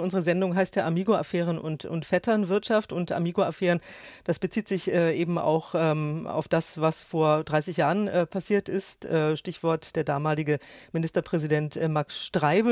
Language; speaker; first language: German; native; German